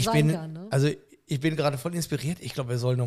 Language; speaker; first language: German; native; German